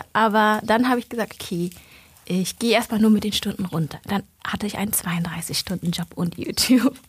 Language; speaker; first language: German; early bilingual, other home language; Vietnamese